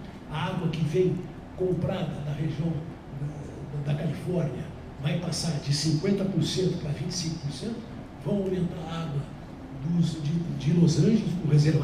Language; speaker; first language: Portuguese; native; Portuguese